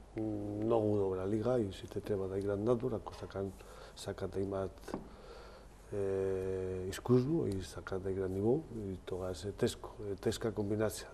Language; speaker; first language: Macedonian; non-native, learner; Spanish